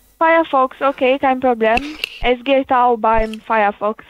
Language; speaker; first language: German; non-native, fluent; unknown